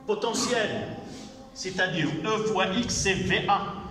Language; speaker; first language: French; non-native, local second language; Arabic